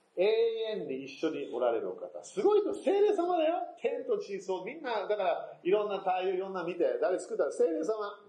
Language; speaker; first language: Japanese; non-native, fluent; English